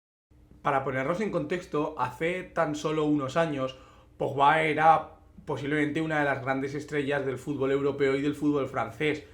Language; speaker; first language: Spanish; native; Spanish